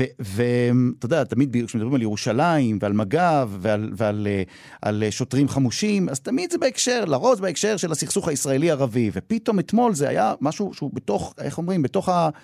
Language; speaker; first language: Hebrew; native; Hebrew